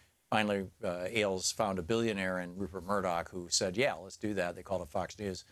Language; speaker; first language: English; native; English